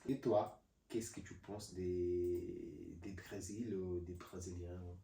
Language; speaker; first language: French; non-native, learner; Portuguese